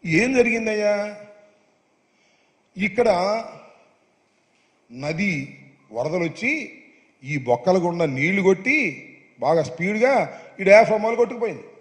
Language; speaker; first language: Telugu; native; Telugu